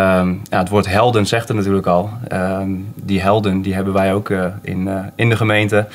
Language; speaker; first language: Dutch; native; Dutch